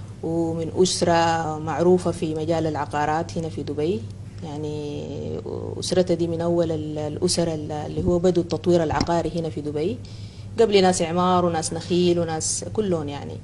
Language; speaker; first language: Arabic; native; Arabic